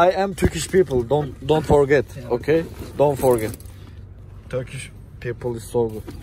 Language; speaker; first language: English; non-native, learner; Turkish